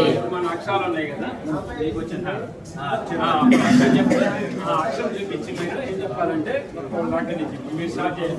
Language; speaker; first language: Telugu; native; Telugu